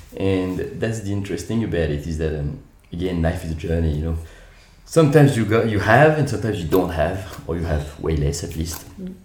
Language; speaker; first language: English; non-native, fluent; French